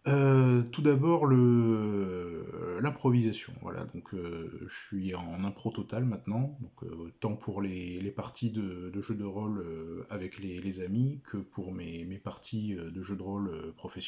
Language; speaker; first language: French; native; French